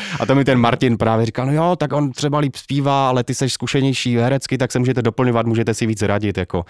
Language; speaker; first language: Czech; native; Czech